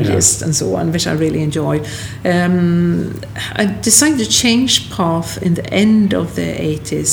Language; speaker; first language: English; non-native, fluent; Swedish